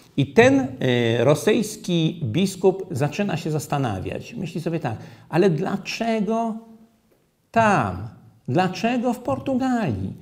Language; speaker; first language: Polish; native; Polish